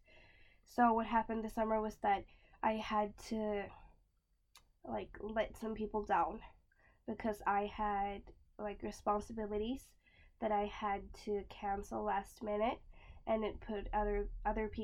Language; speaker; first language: English; non-native, fluent; Swedish